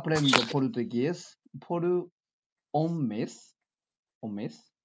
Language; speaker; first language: Portuguese; non-native, learner; Chinese